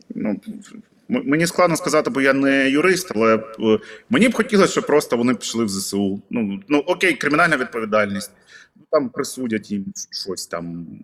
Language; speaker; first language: Ukrainian; native; Ukrainian